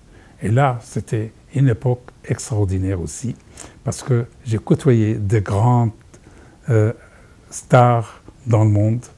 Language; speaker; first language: French; non-native, fluent; Arabic